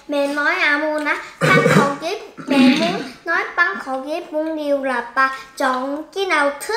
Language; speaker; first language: Vietnamese; early bilingual, heritage; Korean